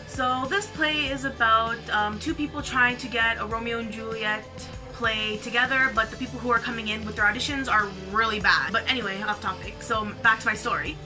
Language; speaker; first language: English; native; English